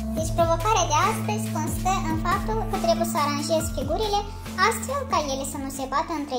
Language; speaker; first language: Romanian; native; Romanian